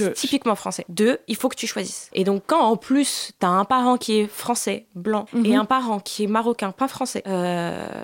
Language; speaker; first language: French; native; French